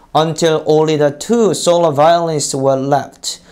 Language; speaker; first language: English; non-native, fluent; Korean